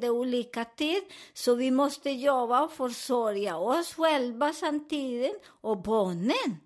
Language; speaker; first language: Swedish; non-native, fluent; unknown